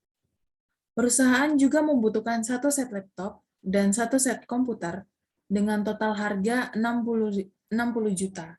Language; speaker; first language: Indonesian; native; Indonesian